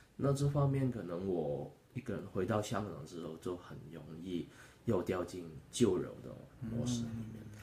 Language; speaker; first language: Chinese; non-native, local second language; Cantonese